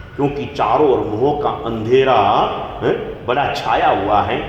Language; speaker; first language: Hindi; non-native, local second language; Gujarati